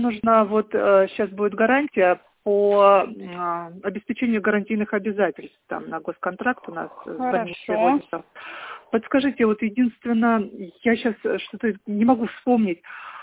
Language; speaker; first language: Russian; native; Russian